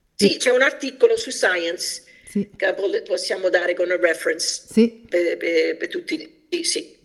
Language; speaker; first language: Italian; early bilingual, heritage; Italian